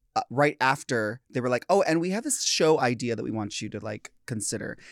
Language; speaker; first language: English; early bilingual, other home language; Filipino